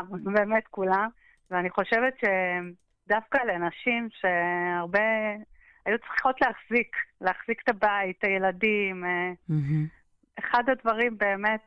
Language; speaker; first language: Hebrew; native; Hebrew